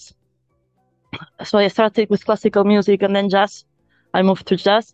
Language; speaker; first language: English; non-native, fluent; Spanish